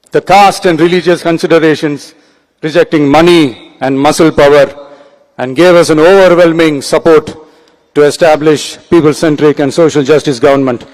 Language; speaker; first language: English; non-native, local second language; Tamil